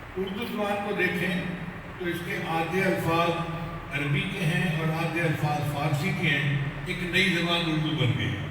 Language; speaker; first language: Urdu; non-native, local second language; Punjabi